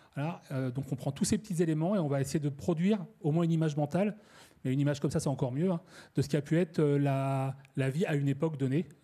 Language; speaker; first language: French; native; French